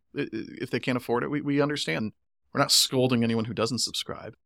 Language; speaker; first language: English; native; English